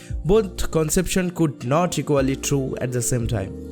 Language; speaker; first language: English; non-native, local second language; Bangla